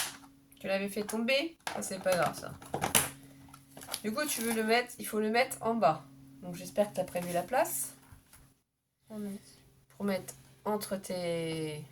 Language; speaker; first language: French; native; French